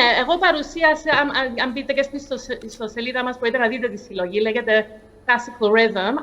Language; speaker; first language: Greek; early bilingual, heritage; English